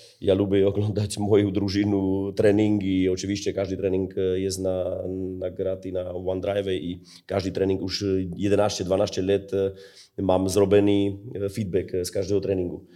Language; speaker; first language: Polish; non-native, learner; Slovak